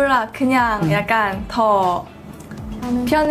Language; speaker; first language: Korean; non-native, learner; Thai